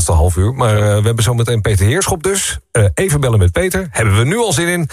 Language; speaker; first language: Dutch; native; Dutch